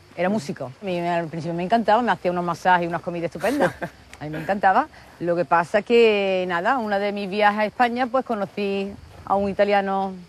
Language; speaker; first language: Spanish; native; Spanish